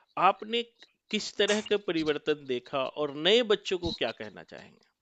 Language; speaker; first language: Hindi; native; Hindi